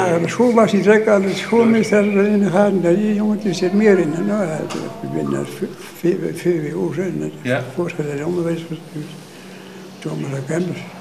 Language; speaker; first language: Dutch; native; Dutch